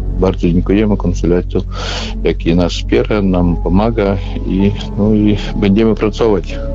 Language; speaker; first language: Polish; early bilingual, heritage; Polish